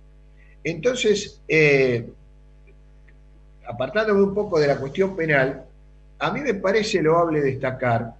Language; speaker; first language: Spanish; native; Spanish